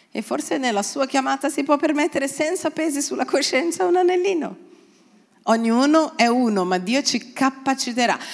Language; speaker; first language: Italian; non-native, fluent; Portuguese